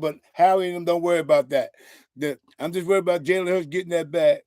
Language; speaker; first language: English; native; English